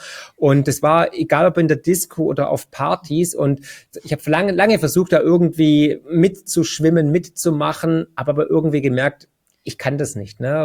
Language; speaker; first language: German; native; German